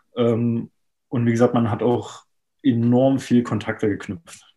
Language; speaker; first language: German; native; German